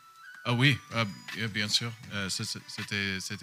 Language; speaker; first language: French; non-native, learner; English